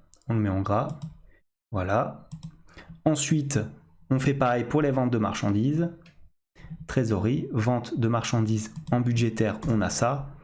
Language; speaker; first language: French; native; French